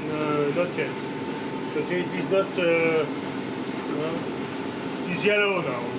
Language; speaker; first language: English; non-native, learner; French